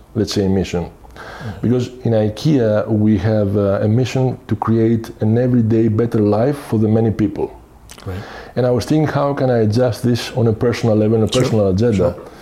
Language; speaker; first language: English; non-native, fluent; Greek